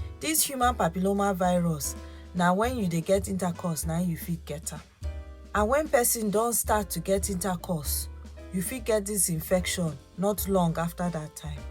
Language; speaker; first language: Nigerian Pidgin; non-native, local second language; Yoruba